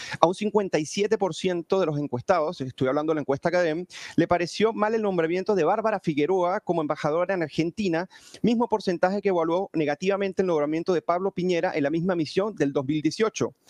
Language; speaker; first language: Spanish; native; Spanish